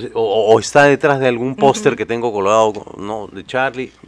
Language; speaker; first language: Spanish; native; Spanish